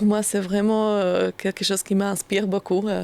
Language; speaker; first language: French; non-native, learner; Slovak